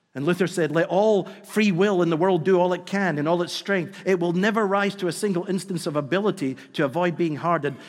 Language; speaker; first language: English; native; English